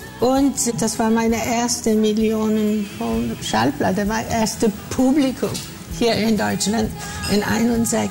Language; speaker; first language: German; non-native, fluent; Greek